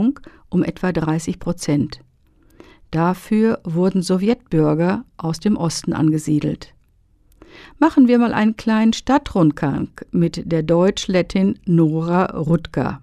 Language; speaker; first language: German; native; German